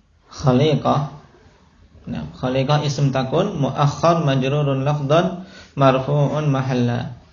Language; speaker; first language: Arabic; non-native, fluent; Indonesian